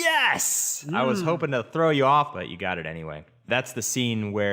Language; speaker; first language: English; native; English